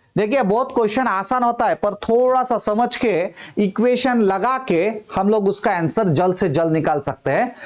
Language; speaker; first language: Hindi; non-native, local second language; Marathi